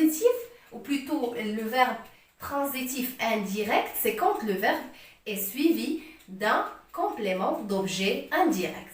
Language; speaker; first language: French; non-native, local second language; Arabic